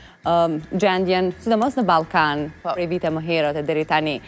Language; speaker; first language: Albanian; native; Albanian